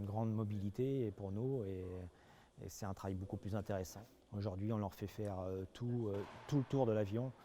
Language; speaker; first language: French; native; French